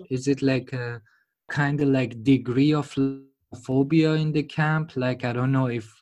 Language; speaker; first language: English; non-native, fluent; Persian